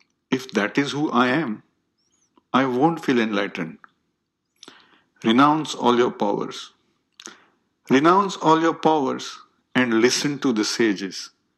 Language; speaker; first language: English; non-native, local second language; Marathi